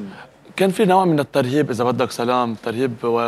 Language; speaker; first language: Arabic; native; Arabic